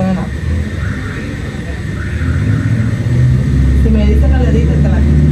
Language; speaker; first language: Spanish; native; Spanish